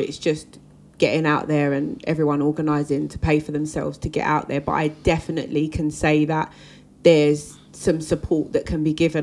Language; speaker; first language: English; native; English